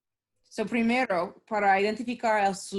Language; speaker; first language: Spanish; non-native, learner; English